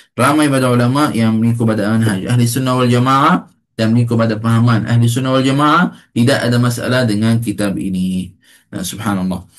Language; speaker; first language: Malay; native; Malay